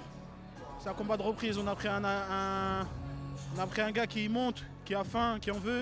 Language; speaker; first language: French; native; French